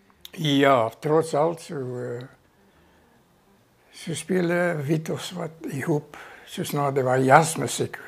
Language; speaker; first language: Swedish; non-native, fluent; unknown